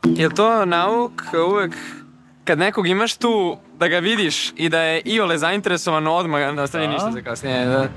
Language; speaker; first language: Serbian; native; Serbian